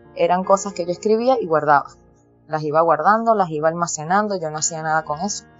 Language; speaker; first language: Spanish; native; Spanish